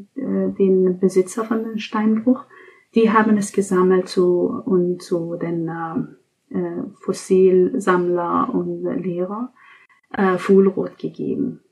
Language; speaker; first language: German; non-native, fluent; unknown